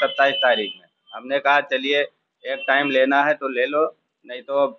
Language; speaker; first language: Hindi; native; Hindi